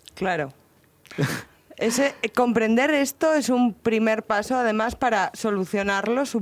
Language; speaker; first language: Spanish; native; Spanish